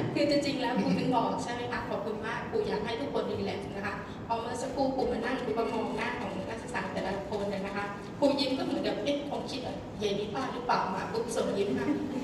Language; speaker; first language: Thai; non-native, local second language; Northeastern Thai